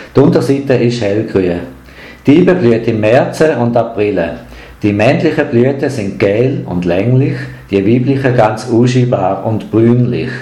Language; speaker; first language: German; native; German